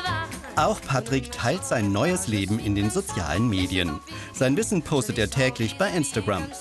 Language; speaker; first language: German; native; German